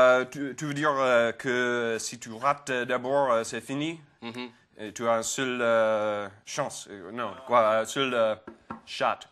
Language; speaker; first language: French; non-native, fluent; English